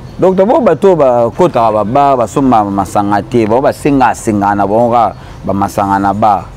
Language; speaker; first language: Lingala; native; Lingala